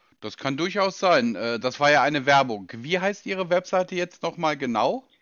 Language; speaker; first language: German; native; German